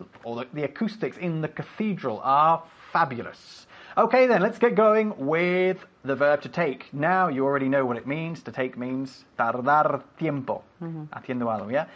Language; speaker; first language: English; native; English